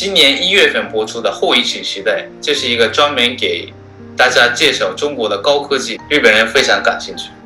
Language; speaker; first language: Chinese; non-native, fluent; Japanese